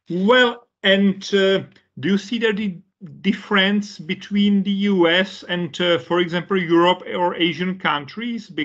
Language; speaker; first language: English; non-native, fluent; Czech